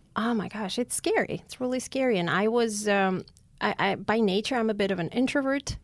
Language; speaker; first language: English; non-native, fluent; Armenian